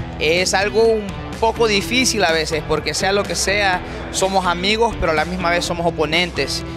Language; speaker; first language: Spanish; native; Spanish